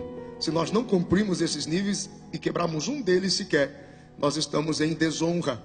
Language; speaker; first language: Portuguese; native; Portuguese